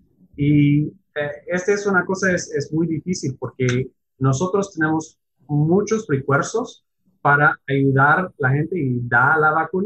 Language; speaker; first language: Spanish; non-native, learner; English